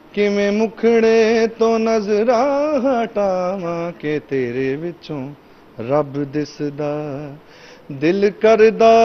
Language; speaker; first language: Hindi; native; Hindi